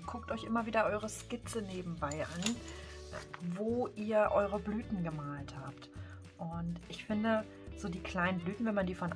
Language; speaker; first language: German; native; German